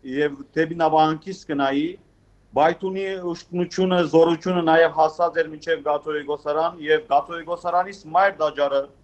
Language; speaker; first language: Armenian; early bilingual, heritage; Armenian